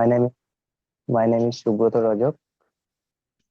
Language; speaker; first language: English; non-native, learner; Bangla